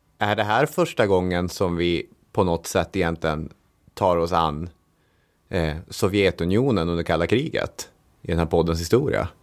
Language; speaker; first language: Swedish; native; Swedish